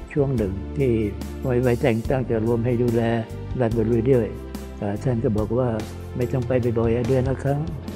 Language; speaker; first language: Thai; non-native, local second language; Vietnamese